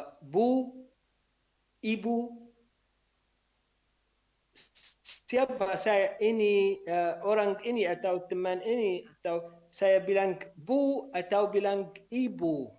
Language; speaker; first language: Indonesian; non-native, learner; Arabic